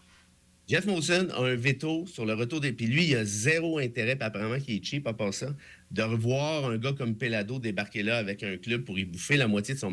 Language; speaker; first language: French; native; French